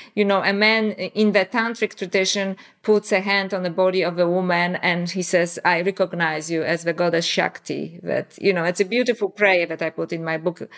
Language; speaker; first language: English; non-native, fluent; Polish